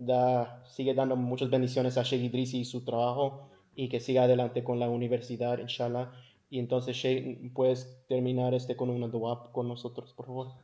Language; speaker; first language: Spanish; early bilingual, heritage; English